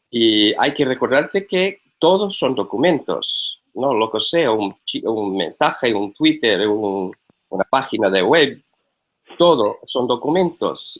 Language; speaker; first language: Spanish; non-native, fluent; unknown